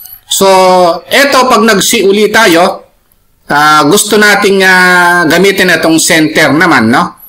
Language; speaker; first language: Filipino; native; Filipino